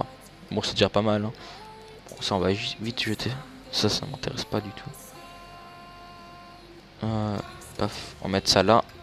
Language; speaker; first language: French; native; French